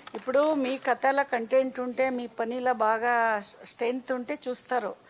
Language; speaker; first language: Telugu; non-native, local second language; Kannada